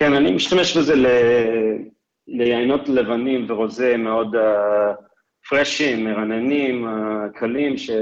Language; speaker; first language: Hebrew; non-native, fluent; English